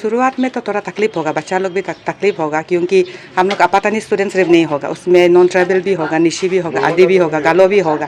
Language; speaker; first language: Hindi; non-native, local second language; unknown